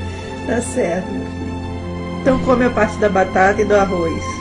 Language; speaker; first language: Portuguese; native; Portuguese